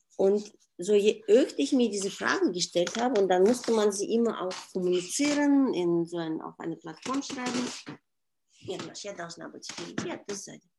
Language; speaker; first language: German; non-native, fluent; Russian